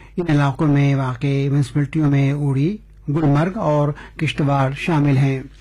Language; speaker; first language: Urdu; native; Urdu